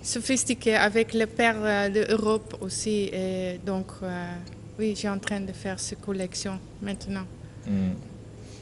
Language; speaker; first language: French; non-native, learner; Dutch